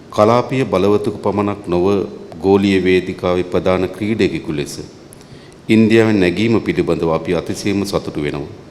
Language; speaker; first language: Sinhala; native; Sinhala